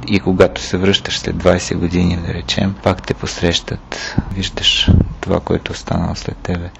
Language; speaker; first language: Bulgarian; native; Bulgarian